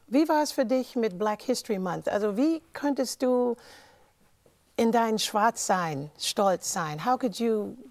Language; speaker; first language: German; non-native, fluent; English